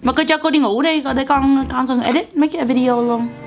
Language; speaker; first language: Vietnamese; early bilingual, heritage; Vietnamese